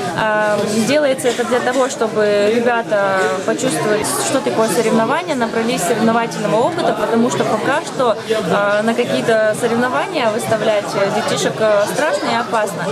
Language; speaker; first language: Russian; native; Russian